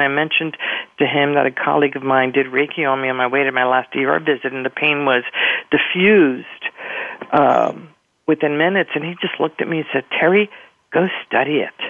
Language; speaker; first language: English; early bilingual, other home language; Spanish